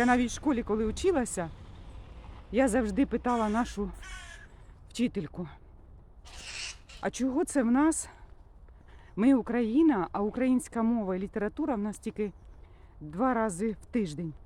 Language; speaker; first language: Ukrainian; non-native, local second language; Russian